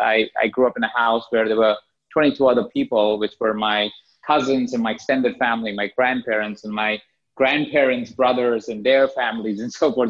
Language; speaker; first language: English; non-native, local second language; Hindi